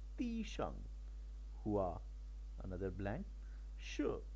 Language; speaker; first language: Chinese; non-native, learner; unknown